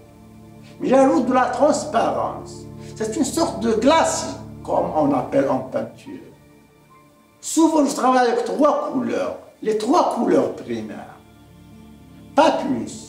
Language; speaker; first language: French; non-native, local second language; Arabic